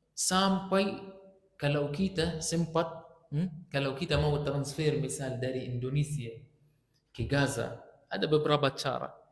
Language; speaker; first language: Malay; non-native, fluent; Arabic